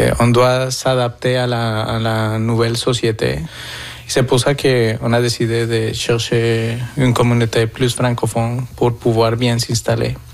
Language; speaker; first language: French; non-native, fluent; Spanish